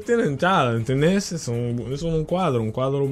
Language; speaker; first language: Spanish; non-native, learner; English